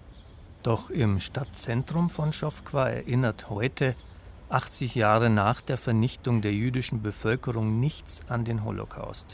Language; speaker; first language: German; native; German